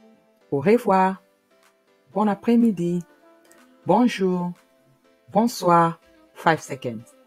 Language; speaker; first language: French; non-native, fluent; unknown